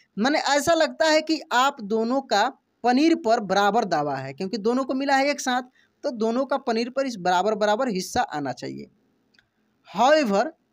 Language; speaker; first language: Hindi; native; Hindi